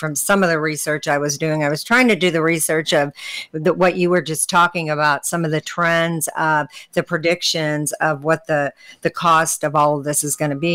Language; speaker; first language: English; native; English